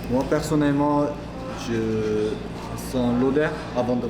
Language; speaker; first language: French; non-native, fluent; Korean